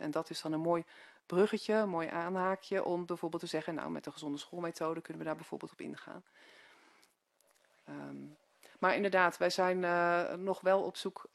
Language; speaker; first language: Dutch; native; Dutch